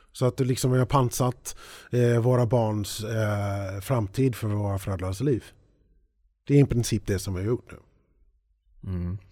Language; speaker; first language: Swedish; early bilingual, heritage; English